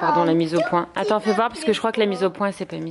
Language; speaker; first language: French; native; French